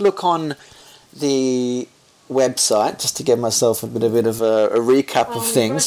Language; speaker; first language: English; native; English